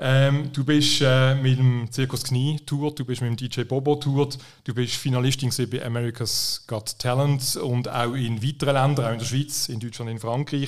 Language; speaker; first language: German; native; German